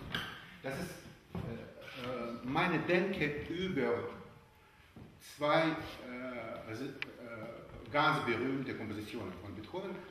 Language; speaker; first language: German; non-native, learner; Russian